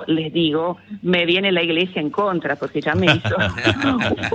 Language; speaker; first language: Spanish; non-native, fluent; Italian